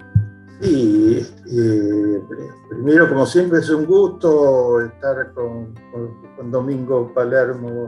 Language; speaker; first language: Spanish; native; Spanish